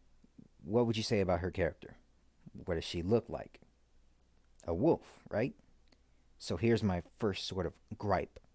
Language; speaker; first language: English; native; English